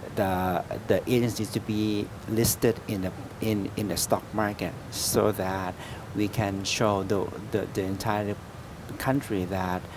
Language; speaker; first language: English; non-native, fluent; Thai